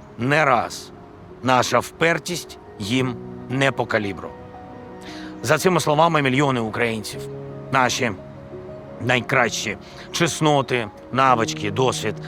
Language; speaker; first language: Ukrainian; non-native, local second language; Russian